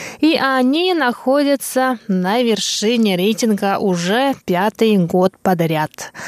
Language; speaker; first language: Russian; non-native, local second language; Tuvinian